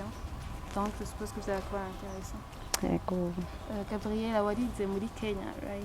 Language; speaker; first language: French; non-native, local second language; Rundi